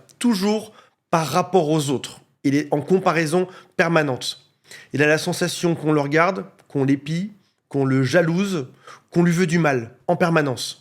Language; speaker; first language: French; native; French